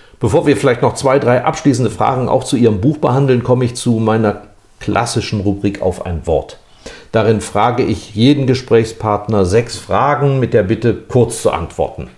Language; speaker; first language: German; native; German